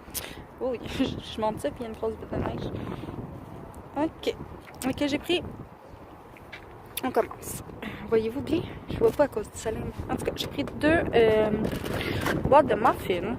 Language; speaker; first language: French; native; French